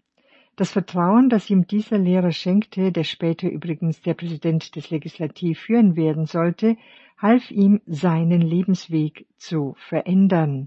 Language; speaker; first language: German; native; German